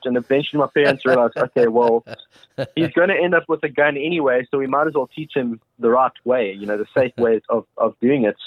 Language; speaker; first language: English; native; English